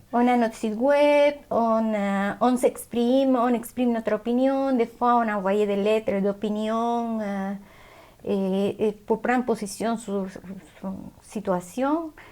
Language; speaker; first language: French; non-native, fluent; Spanish